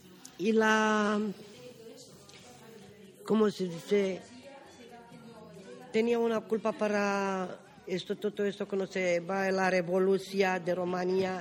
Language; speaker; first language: Spanish; non-native, learner; Romany